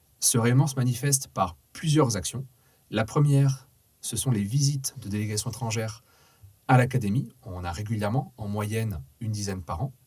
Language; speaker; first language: French; native; French